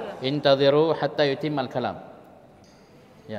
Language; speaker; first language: Arabic; non-native, fluent; Indonesian